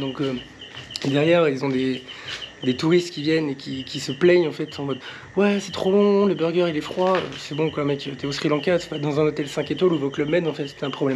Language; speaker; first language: French; native; French